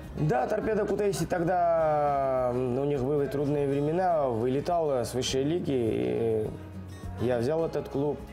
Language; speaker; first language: Russian; non-native, local second language; Georgian